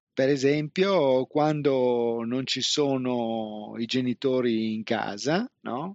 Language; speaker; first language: Italian; native; Italian